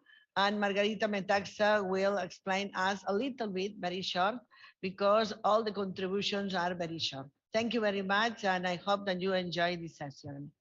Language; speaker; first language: English; non-native, learner; Spanish